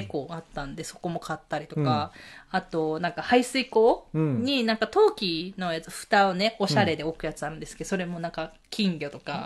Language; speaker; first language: Japanese; native; Japanese